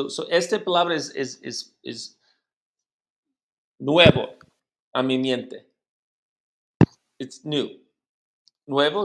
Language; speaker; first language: Spanish; non-native, learner; English